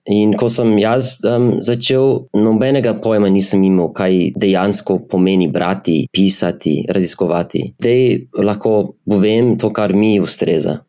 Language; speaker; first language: Slovenian; non-native, fluent; English